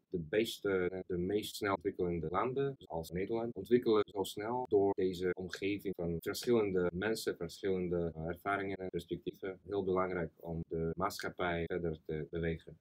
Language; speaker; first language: Dutch; non-native, fluent; Russian